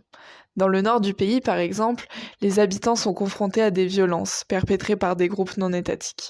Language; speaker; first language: French; native; French